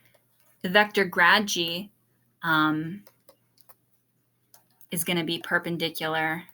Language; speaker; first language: English; native; English